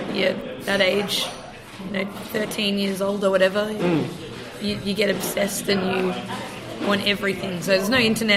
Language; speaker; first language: English; native; English